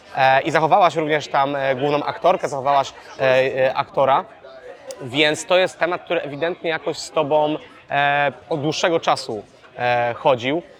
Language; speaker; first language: Polish; native; Polish